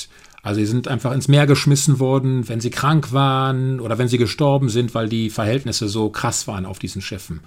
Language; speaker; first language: German; native; German